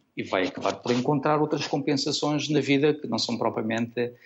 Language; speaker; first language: Portuguese; native; Portuguese